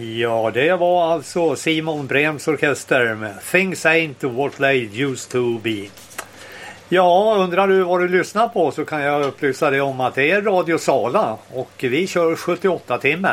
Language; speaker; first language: Swedish; native; Swedish